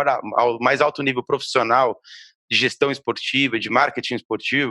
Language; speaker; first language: Portuguese; native; Portuguese